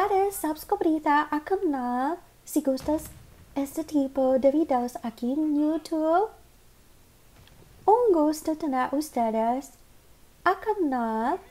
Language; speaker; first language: Spanish; non-native, learner; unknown